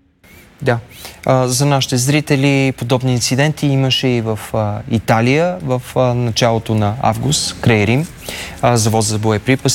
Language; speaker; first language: Bulgarian; native; Bulgarian